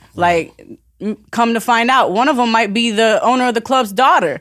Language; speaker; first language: English; native; English